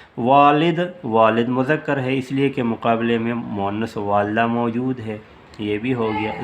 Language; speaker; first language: Urdu; non-native, local second language; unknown